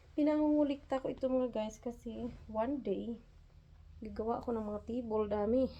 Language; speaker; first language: Filipino; non-native, local second language; Cebuano